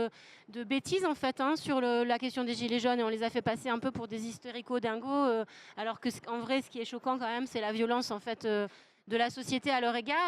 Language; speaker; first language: French; native; French